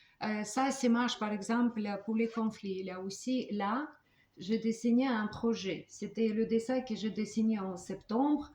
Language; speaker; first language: French; non-native, fluent; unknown